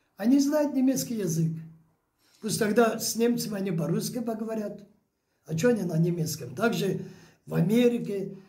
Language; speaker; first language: Russian; non-native, local second language; Azerbaijani